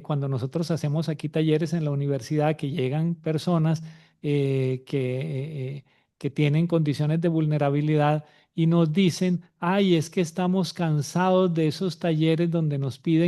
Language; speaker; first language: Spanish; native; Spanish